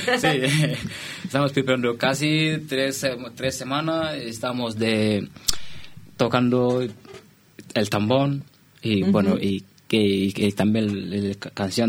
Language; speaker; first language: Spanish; non-native, learner; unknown